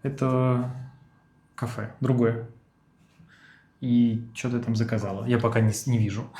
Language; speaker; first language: Russian; native; Russian